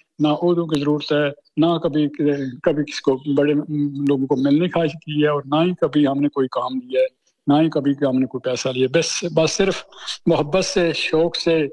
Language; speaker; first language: Urdu; non-native, local second language; Punjabi